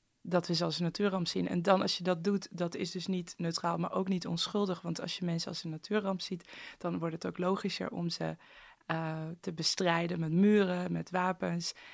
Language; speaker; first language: Dutch; early bilingual, other home language; Persian